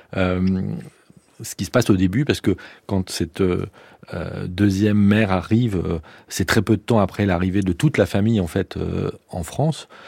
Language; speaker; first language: French; native; French